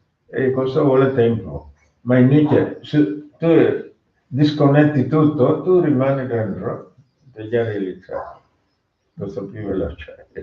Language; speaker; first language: Italian; non-native, fluent; Tamil